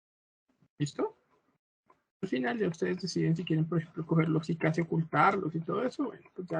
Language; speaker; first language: Spanish; native; Spanish